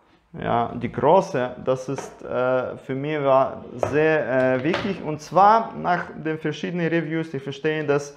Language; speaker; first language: German; non-native, learner; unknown